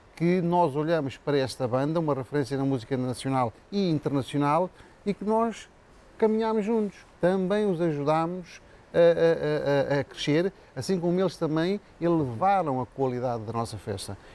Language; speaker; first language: Portuguese; native; Portuguese